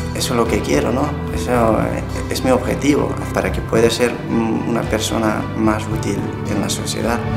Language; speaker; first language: Spanish; non-native, fluent; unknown